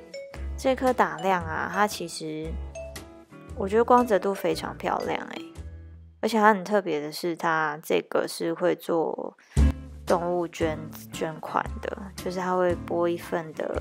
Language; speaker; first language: Chinese; native; Chinese